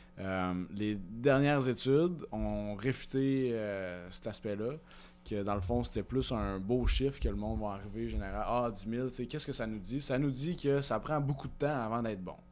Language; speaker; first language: French; native; French